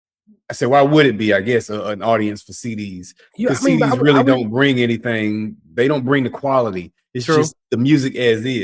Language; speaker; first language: English; native; English